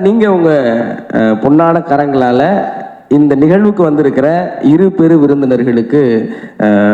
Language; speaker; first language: Tamil; native; Tamil